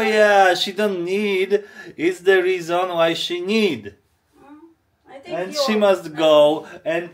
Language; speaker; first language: English; non-native, learner; Polish